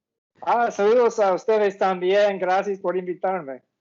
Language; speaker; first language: Spanish; non-native, fluent; English